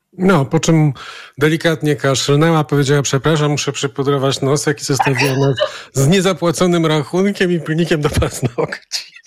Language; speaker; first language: Polish; native; Polish